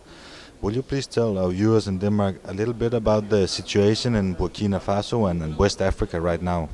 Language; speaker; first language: English; non-native, fluent; Danish